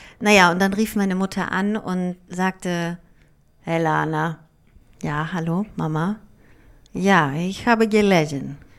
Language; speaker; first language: German; early bilingual, other home language; Greek